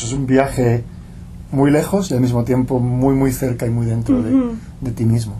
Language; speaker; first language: Spanish; non-native, local second language; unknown